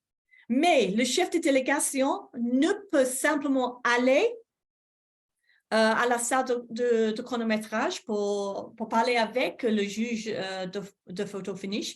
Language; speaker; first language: French; non-native, fluent; English